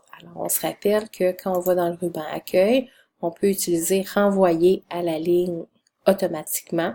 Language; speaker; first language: French; native; French